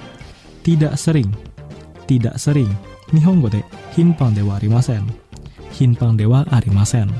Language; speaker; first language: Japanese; non-native, fluent; Indonesian